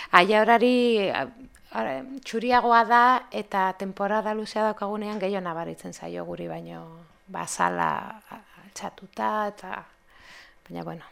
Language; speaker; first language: Basque; non-native, local second language; Spanish